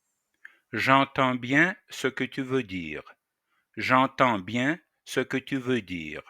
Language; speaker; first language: French; non-native, fluent; Russian